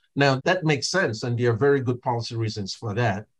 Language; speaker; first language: English; non-native, local second language; Igbo